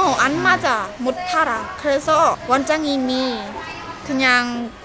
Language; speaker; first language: Korean; non-native, learner; Khmer